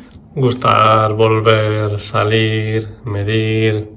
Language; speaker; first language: Spanish; non-native, learner; Indonesian